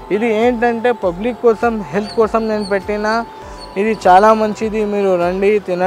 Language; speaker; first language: Telugu; non-native, local second language; Urdu